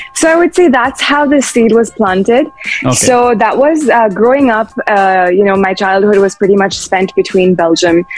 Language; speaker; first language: English; early bilingual, heritage; English